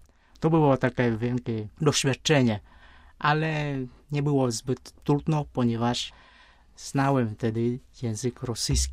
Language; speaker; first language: Polish; non-native, fluent; Vietnamese